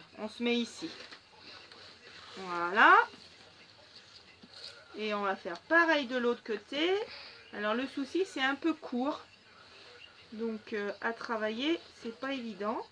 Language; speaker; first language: French; native; French